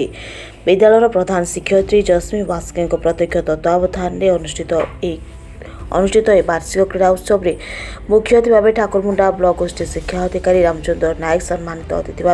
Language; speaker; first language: Hindi; non-native, local second language; Odia